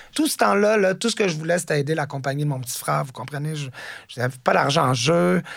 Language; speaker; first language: French; native; French